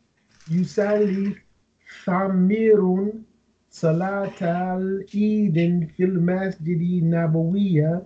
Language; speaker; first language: Arabic; non-native, learner; English